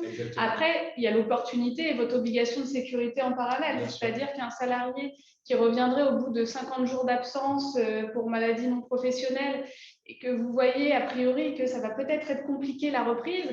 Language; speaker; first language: French; native; French